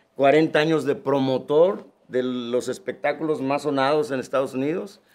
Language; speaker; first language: Spanish; native; Spanish